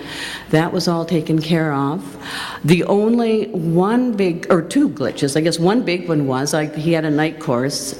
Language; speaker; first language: English; native; English